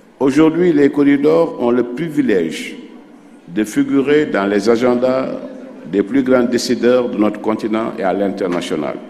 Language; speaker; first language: French; non-native, local second language; Wolof